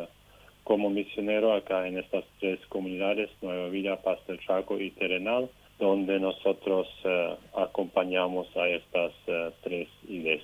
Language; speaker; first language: Spanish; non-native, local second language; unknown